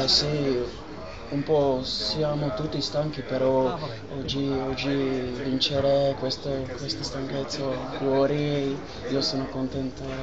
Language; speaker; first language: Italian; non-native, learner; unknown